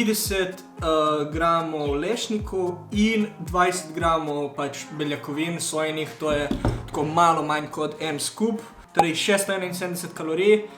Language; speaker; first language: Slovenian; native; Slovenian